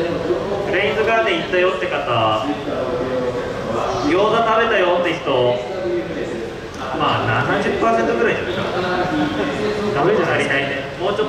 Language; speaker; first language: Japanese; native; Japanese